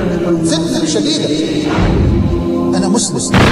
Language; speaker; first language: Arabic; native; Arabic